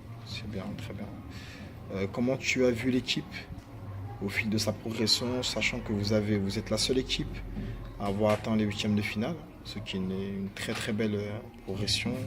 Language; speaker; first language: French; native; French